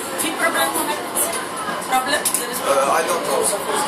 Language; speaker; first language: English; non-native, learner; Arabic